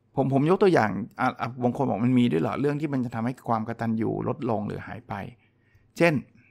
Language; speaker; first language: Thai; native; Thai